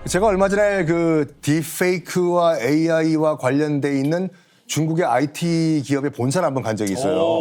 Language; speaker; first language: Korean; native; Korean